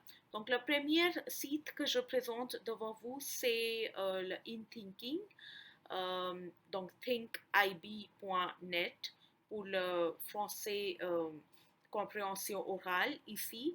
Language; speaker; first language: French; non-native, fluent; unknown